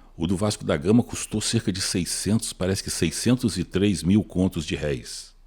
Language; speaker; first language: Portuguese; native; Portuguese